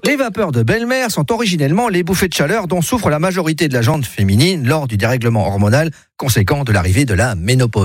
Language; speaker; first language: French; native; French